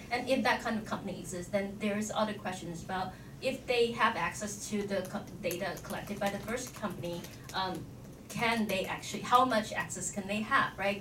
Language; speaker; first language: English; non-native, fluent; Chinese